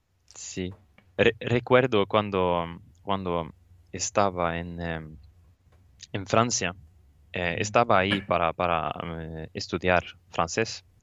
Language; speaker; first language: Spanish; non-native, learner; Swedish